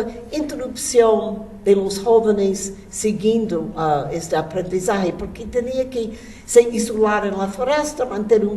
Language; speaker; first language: Spanish; non-native, fluent; English